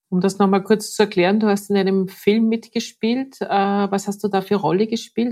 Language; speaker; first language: German; native; German